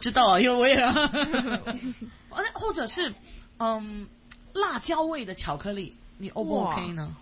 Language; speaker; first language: Chinese; non-native, local second language; Cantonese